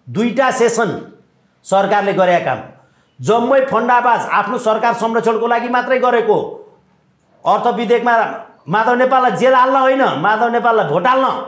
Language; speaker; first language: Nepali; native; Nepali